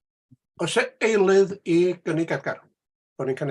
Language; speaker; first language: Welsh; native; Welsh